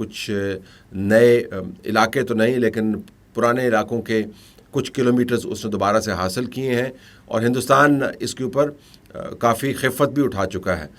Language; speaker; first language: Urdu; native; Urdu